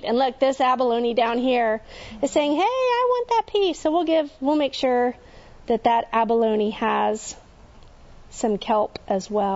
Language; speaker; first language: English; native; English